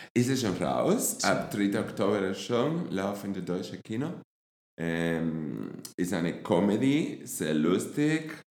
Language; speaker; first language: German; non-native, fluent; Spanish